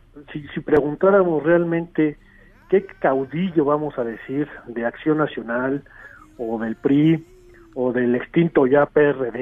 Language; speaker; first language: Spanish; native; Spanish